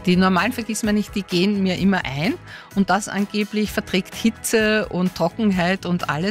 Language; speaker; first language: German; native; German